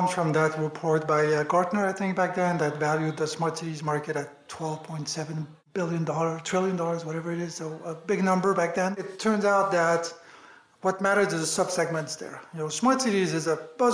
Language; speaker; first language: English; non-native, fluent; French